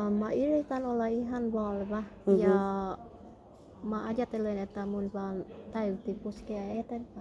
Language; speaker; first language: Finnish; non-native, learner; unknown